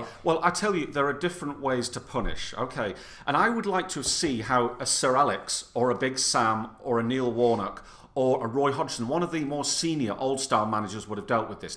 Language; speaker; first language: English; native; English